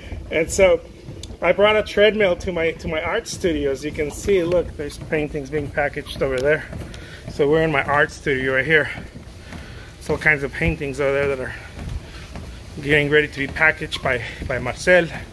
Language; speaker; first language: English; non-native, fluent; Spanish